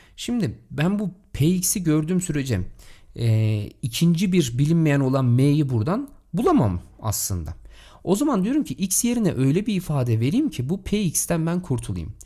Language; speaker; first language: Turkish; native; Turkish